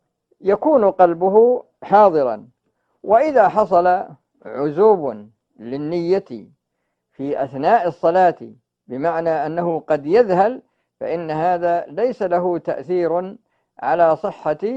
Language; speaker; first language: Arabic; native; Arabic